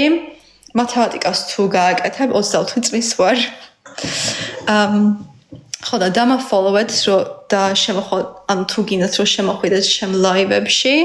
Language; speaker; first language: Georgian; early bilingual, heritage; Georgian